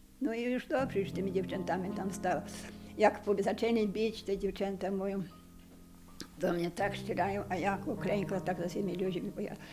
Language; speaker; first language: Polish; non-native, local second language; Ukrainian